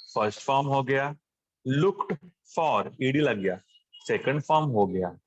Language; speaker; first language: Hindi; non-native, local second language; Marathi